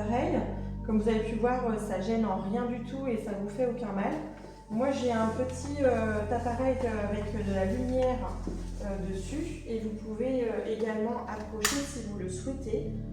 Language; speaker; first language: French; native; French